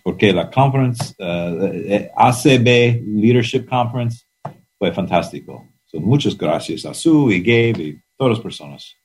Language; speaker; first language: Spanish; non-native, learner; English